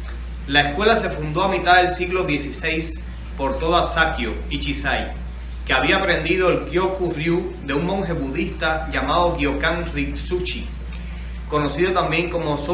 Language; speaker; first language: Spanish; native; Spanish